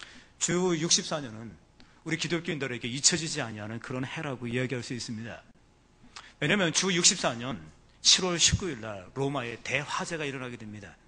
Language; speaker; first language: Korean; native; Korean